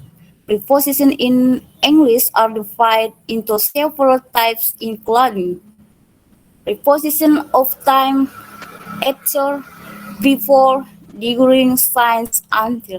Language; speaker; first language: English; non-native, learner; Indonesian